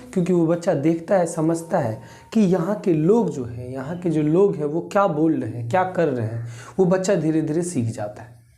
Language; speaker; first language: Hindi; native; Hindi